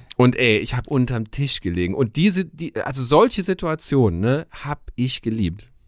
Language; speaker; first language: German; native; German